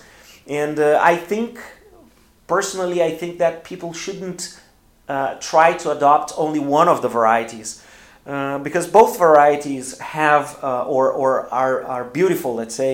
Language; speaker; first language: English; non-native, fluent; Portuguese